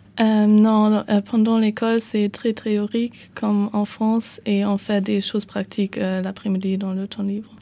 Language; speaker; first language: French; non-native, learner; German